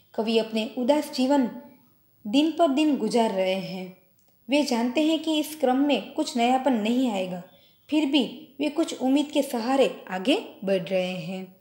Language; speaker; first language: Hindi; non-native, local second language; Gujarati